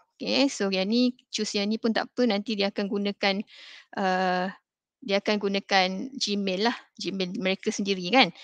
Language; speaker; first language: Malay; native; Malay